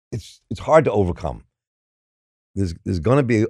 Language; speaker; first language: English; native; English